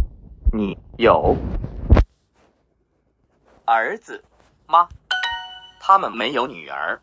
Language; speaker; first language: Chinese; non-native, learner; English